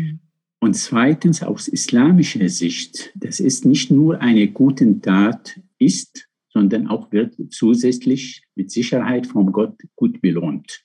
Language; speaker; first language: German; non-native, fluent; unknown